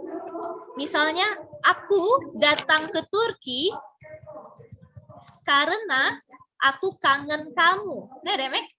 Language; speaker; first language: Indonesian; non-native, fluent; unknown